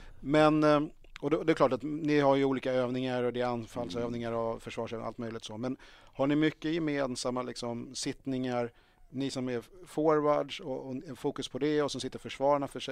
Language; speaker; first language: Swedish; native; Swedish